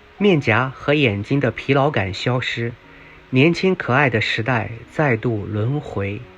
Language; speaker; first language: Chinese; native; Chinese